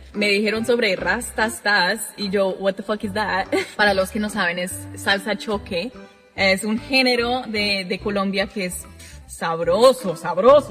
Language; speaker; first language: Spanish; non-native, fluent; English